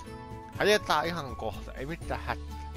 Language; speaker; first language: Finnish; native; Finnish